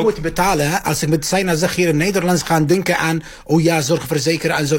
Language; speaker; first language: Dutch; non-native, fluent; Arabic